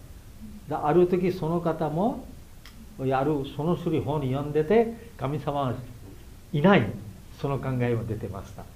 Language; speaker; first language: Japanese; non-native, learner; Bangla